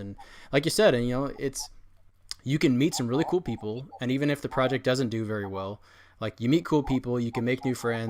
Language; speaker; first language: English; native; English